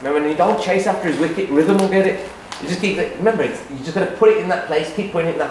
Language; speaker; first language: English; native; English